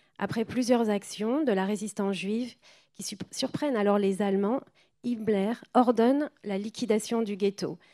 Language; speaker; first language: French; native; French